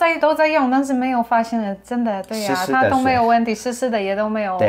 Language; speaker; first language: Chinese; native; Chinese